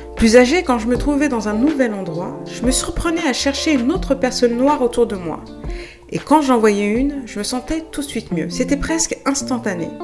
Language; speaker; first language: French; native; French